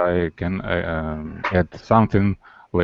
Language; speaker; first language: English; non-native, learner; Russian